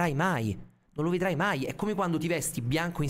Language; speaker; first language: Italian; native; Italian